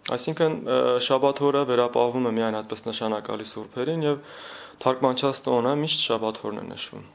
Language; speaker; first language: Armenian; native; Armenian